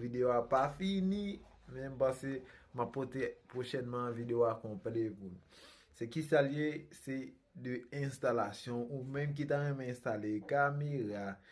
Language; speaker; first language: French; non-native, local second language; Haitian Creole